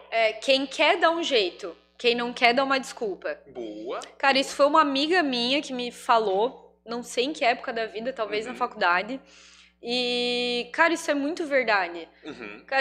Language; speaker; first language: Portuguese; native; Portuguese